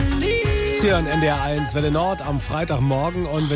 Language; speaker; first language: German; native; German